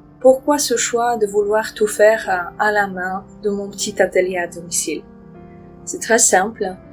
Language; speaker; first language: French; non-native, fluent; Polish